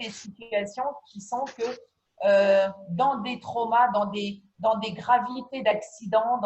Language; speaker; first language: French; native; French